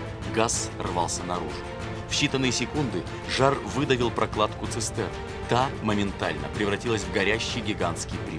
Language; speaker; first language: Russian; native; Russian